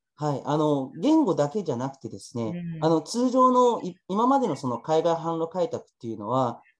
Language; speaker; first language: Japanese; early bilingual, other home language; Chinese